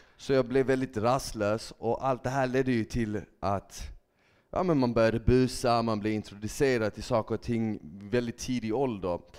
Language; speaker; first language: Swedish; early bilingual, other home language; Bosnian